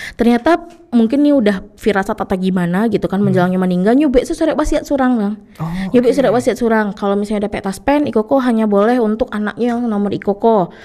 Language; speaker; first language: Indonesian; non-native, local second language; Minangkabau